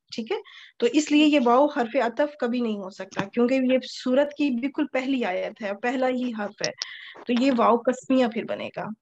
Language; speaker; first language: Urdu; native; Urdu